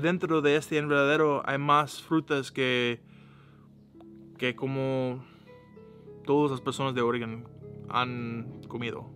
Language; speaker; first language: Spanish; non-native, learner; English